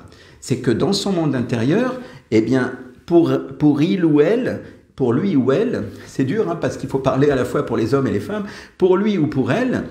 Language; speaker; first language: French; native; French